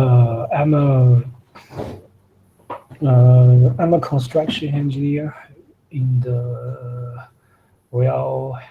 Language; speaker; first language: English; non-native, learner; Chinese